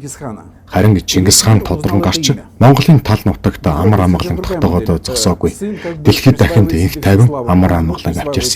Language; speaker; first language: Mongolian; native; Mongolian